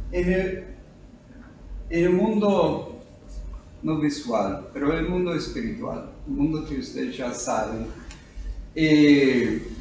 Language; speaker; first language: Spanish; non-native, fluent; English